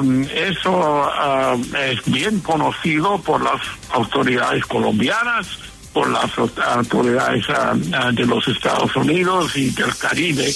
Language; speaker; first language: Spanish; non-native, fluent; English